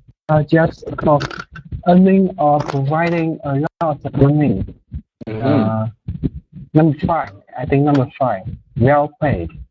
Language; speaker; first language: English; non-native, learner; Vietnamese